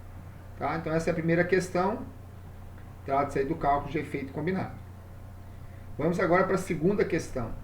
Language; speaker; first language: Portuguese; native; Portuguese